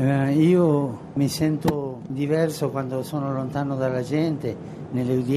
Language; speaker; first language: Italian; non-native, fluent; Spanish